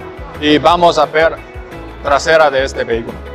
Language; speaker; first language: Spanish; non-native, learner; Chinese